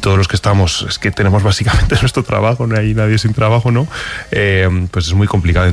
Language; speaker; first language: Spanish; native; Spanish